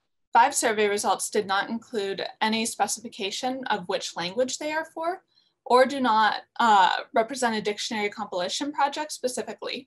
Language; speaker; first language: English; native; English